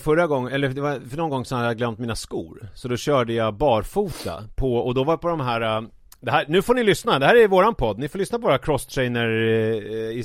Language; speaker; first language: Swedish; native; Swedish